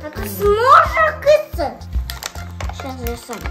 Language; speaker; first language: Russian; non-native, local second language; Kazakh